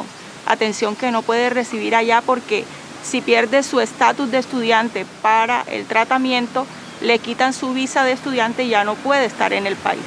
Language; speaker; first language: Spanish; native; Spanish